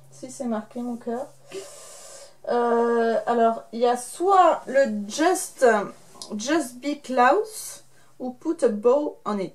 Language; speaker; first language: French; native; French